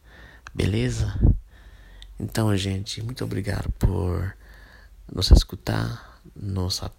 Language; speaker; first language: Portuguese; non-native, fluent; English